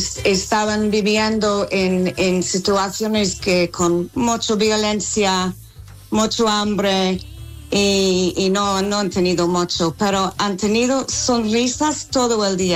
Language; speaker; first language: Spanish; non-native, fluent; English